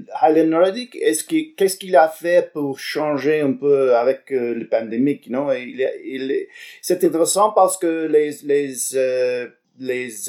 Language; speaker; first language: French; non-native, learner; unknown